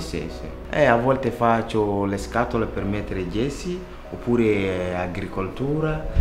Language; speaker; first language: Italian; non-native, learner; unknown